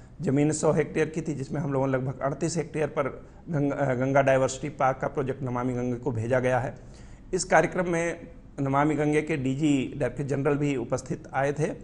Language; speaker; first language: Hindi; native; Hindi